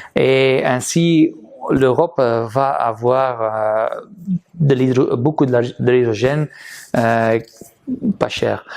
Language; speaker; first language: French; non-native, local second language; Dutch